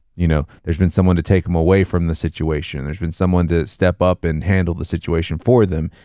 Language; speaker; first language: English; native; English